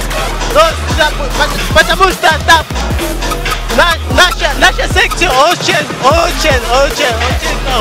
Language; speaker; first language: Russian; non-native, learner; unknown